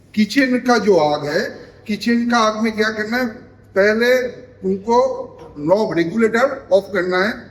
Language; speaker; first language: Hindi; non-native, local second language; Bangla